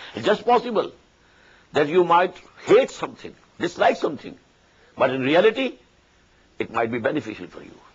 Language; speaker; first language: English; non-native, local second language; Urdu